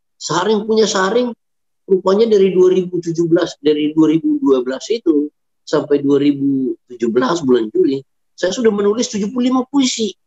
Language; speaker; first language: Indonesian; non-native, local second language; Batak Toba